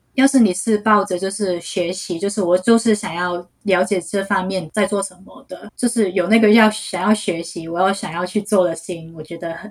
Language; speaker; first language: Chinese; non-native, local second language; Cantonese